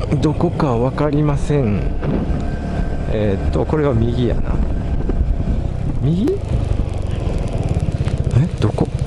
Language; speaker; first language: Japanese; native; Japanese